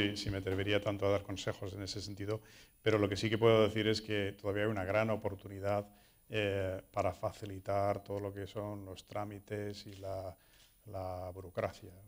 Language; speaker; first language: Spanish; non-native, fluent; Portuguese